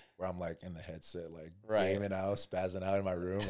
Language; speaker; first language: English; native; English